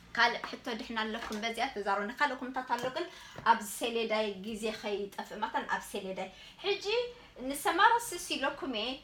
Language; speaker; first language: Tigrinya; native; Tigrinya